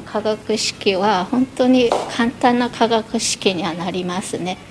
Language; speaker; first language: Japanese; non-native, fluent; Chinese